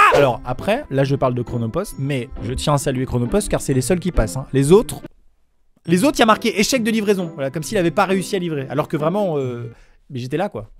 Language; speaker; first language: French; native; French